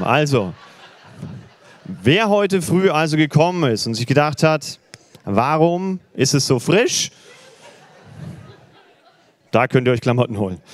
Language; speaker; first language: German; native; German